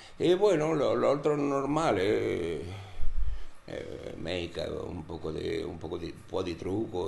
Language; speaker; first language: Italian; non-native, learner; Spanish